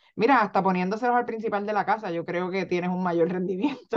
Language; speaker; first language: Spanish; native; Spanish